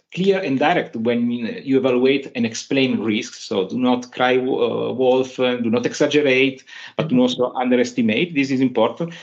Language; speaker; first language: English; non-native, fluent; Italian